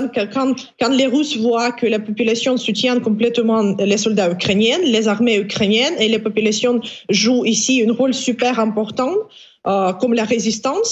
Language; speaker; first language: French; non-native, fluent; Ukrainian